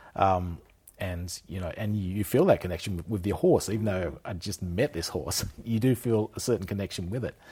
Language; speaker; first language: English; native; English